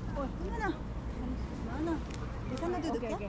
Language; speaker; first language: Indonesian; non-native, learner; Japanese